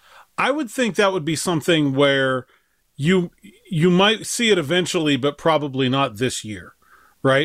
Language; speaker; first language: English; native; English